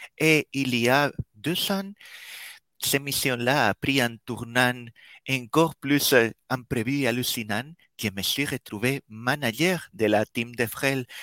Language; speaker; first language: French; non-native, fluent; Spanish